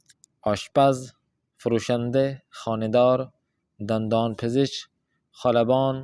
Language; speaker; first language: Persian; non-native, fluent; Urdu